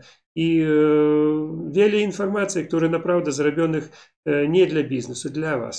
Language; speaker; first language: Polish; non-native, learner; Belarusian